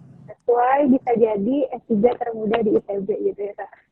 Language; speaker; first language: Indonesian; native; Indonesian